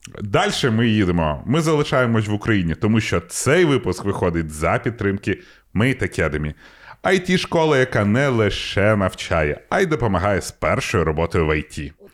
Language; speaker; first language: Ukrainian; non-native, local second language; Russian